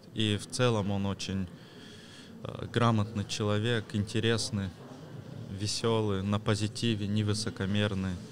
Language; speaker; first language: Russian; early bilingual, heritage; Russian